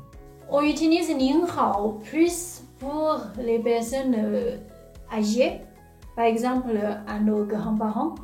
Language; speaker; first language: French; non-native, fluent; Chinese